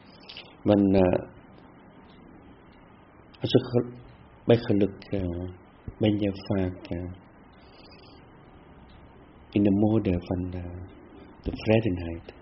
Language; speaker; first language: Dutch; non-native, fluent; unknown